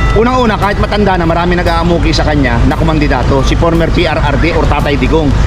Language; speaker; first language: Filipino; native; Filipino